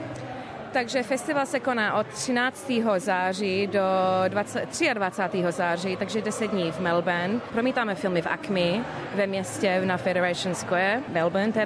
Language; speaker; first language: Czech; early bilingual, heritage; English